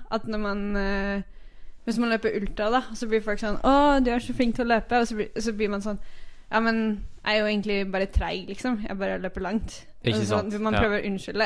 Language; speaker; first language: Norwegian; native; Norwegian